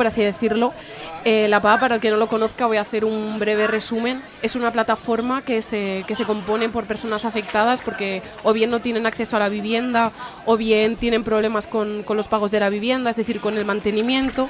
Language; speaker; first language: Spanish; native; Spanish